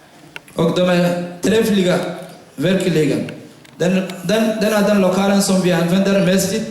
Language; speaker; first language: Swedish; non-native, fluent; Somali